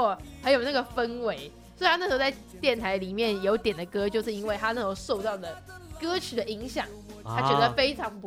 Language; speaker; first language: Chinese; native; Chinese